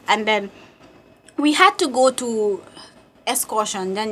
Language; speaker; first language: English; non-native, local second language; Wolof